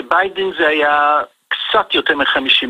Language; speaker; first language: Hebrew; non-native, fluent; English